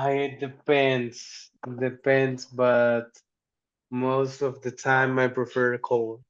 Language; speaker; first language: English; non-native, learner; Spanish